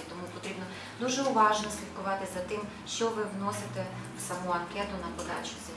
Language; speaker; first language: Ukrainian; native; Ukrainian